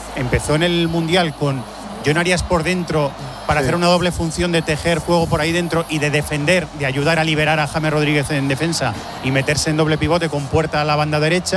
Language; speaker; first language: Spanish; native; Spanish